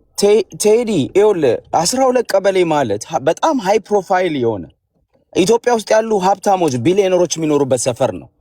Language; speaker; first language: Amharic; native; Amharic